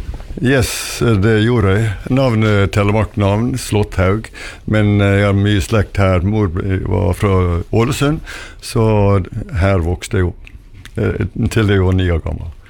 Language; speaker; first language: Norwegian; early bilingual, other home language; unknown